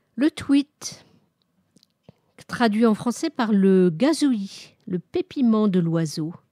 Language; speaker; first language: French; native; French